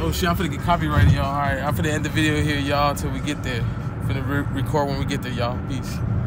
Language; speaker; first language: English; early bilingual, other home language; Spanish